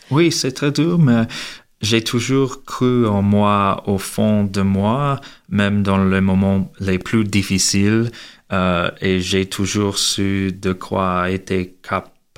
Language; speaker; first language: French; non-native, learner; English